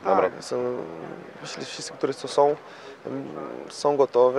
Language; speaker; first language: Polish; non-native, fluent; Portuguese